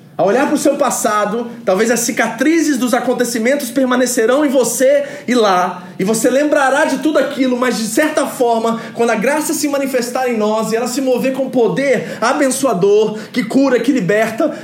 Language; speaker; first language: Portuguese; early bilingual, other home language; English